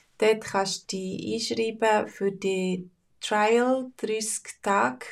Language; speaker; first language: German; native; German